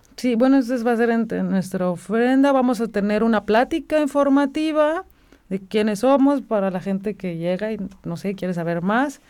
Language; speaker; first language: Spanish; native; Spanish